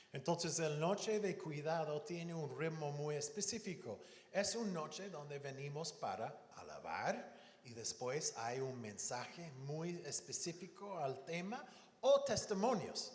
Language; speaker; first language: Spanish; non-native, fluent; English